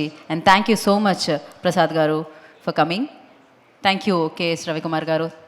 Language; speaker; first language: Telugu; native; Telugu